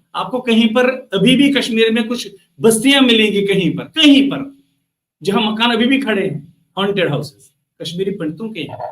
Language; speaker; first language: Hindi; non-native, local second language; Kashmiri